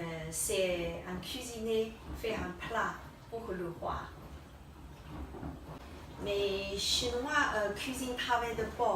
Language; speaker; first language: French; non-native, learner; Chinese